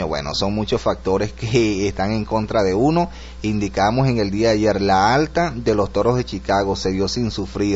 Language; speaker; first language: Spanish; native; Spanish